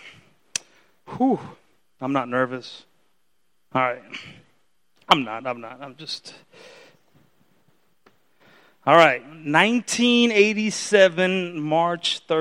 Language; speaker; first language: English; early bilingual, other home language; Spanish